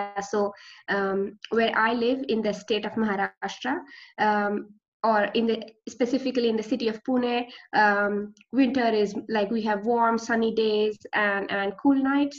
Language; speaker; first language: English; non-native, local second language; Marathi